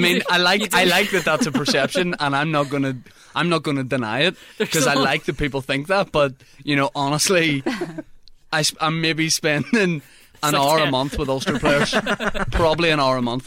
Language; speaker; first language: English; native; English